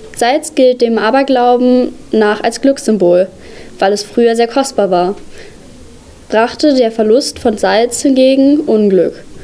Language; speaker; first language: German; early bilingual, other home language; Arabic